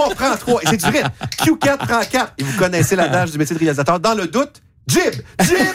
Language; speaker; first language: French; native; French